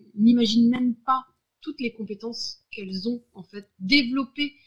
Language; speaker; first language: French; native; French